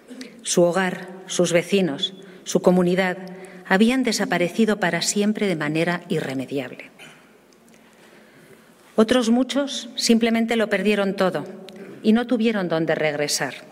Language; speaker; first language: Spanish; native; Spanish